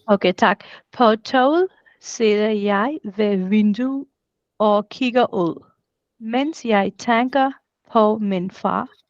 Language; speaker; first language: Danish; non-native, learner; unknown